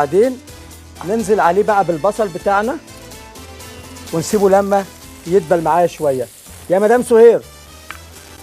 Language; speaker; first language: Arabic; native; Arabic